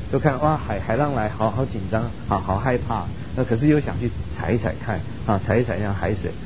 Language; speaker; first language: Chinese; early bilingual, other home language; Min Nan Chinese